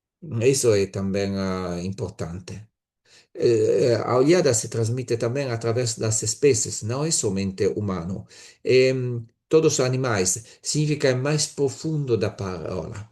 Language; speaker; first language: Spanish; non-native, learner; Italian